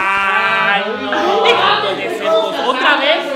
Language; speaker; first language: Spanish; native; Spanish